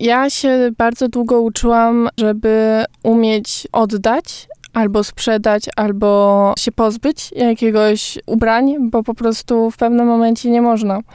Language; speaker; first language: Polish; early bilingual, heritage; Polish